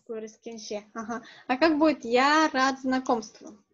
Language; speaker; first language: Russian; native; Russian